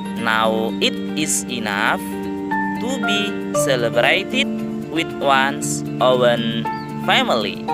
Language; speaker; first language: English; non-native, learner; Indonesian